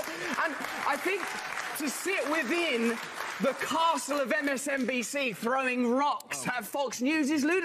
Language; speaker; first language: English; native; English